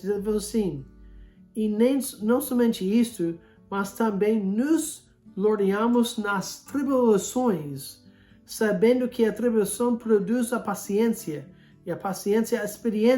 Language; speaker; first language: Portuguese; non-native, fluent; English